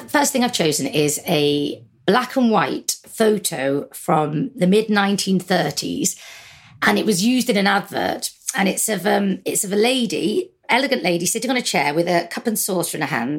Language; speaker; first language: English; native; English